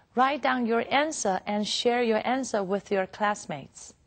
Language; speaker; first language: English; non-native, fluent; Chinese